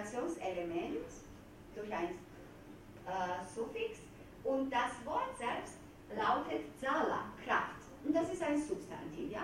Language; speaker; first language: German; non-native, fluent; Georgian